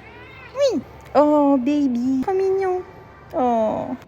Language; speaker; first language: French; native; French